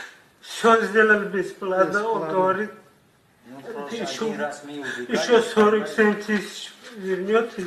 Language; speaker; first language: Russian; non-native, learner; Tajik